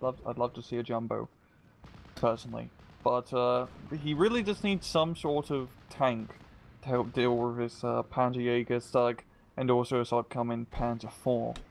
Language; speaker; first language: English; native; English